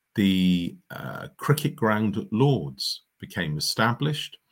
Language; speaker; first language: English; native; English